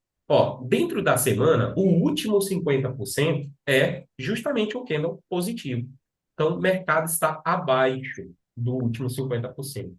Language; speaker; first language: Portuguese; native; Portuguese